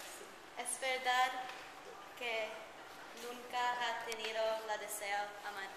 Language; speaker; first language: Spanish; non-native, learner; English